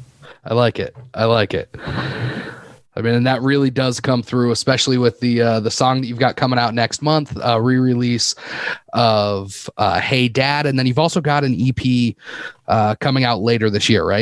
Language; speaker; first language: English; native; English